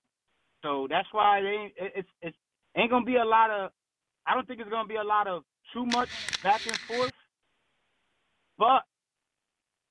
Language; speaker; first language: English; native; English